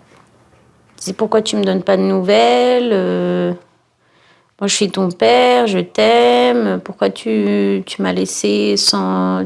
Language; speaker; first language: French; early bilingual, other home language; Tachelhit